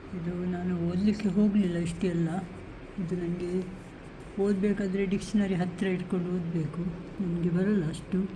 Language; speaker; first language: Kannada; non-native, local second language; Konkani